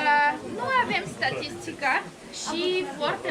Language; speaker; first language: Romanian; non-native, learner; Bulgarian